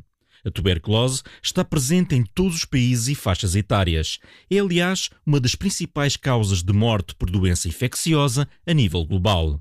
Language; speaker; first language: Portuguese; native; Portuguese